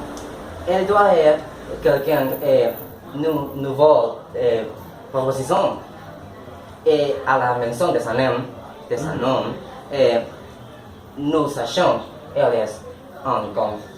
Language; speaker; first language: French; non-native, learner; Spanish